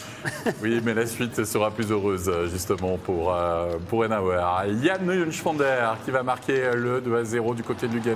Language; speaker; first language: French; native; French